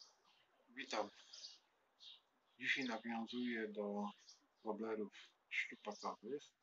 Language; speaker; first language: Polish; native; Polish